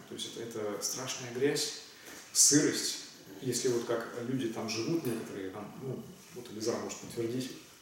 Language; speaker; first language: Russian; native; Russian